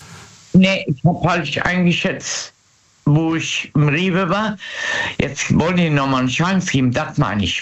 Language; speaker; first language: German; native; German